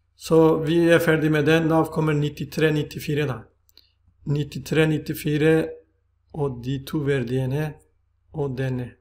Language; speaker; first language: Swedish; non-native, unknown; Turkish